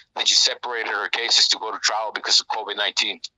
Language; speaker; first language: English; native; English